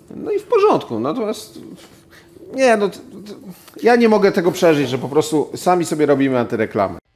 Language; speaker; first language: Polish; native; Polish